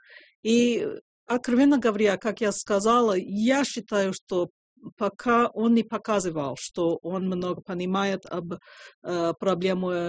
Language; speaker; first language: Russian; non-native, fluent; English